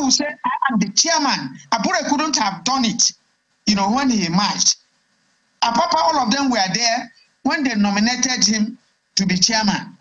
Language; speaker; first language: English; non-native, local second language; Igbo